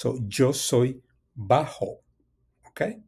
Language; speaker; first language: Spanish; non-native, fluent; English